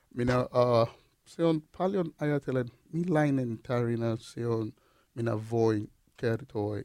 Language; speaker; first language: Finnish; non-native, learner; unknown